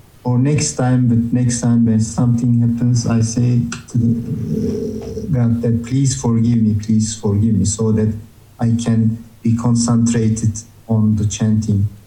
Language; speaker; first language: English; non-native, fluent; Turkish